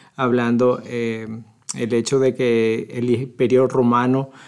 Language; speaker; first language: Spanish; native; Spanish